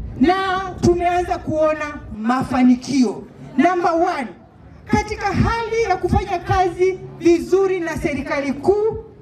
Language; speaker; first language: Swahili; non-native, local second language; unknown